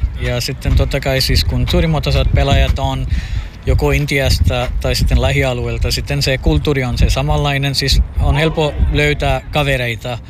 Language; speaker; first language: Finnish; non-native, fluent; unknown